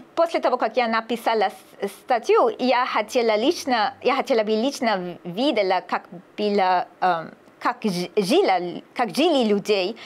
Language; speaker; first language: Russian; non-native, learner; English